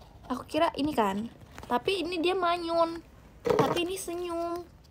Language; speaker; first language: Indonesian; native; Indonesian